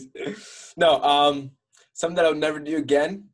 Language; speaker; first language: English; early bilingual, other home language; Spanish